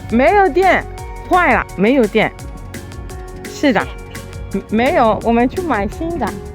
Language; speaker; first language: Chinese; non-native, fluent; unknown